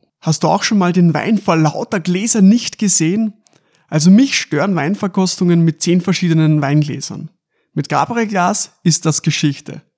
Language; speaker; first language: German; native; German